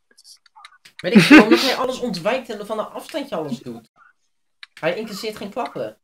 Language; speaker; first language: Dutch; native; Dutch